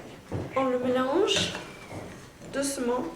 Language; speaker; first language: French; non-native, learner; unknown